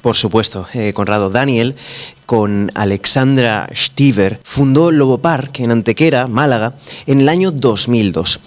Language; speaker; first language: Spanish; native; Spanish